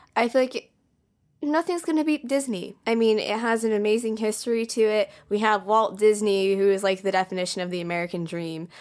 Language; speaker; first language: English; native; English